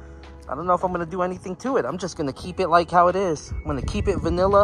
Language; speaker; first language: English; native; English